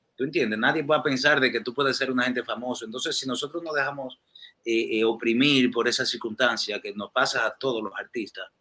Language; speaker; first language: Spanish; native; Spanish